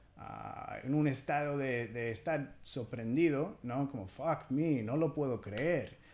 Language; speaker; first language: Spanish; non-native, fluent; English